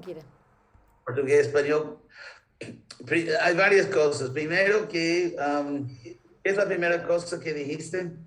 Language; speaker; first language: Spanish; non-native, fluent; English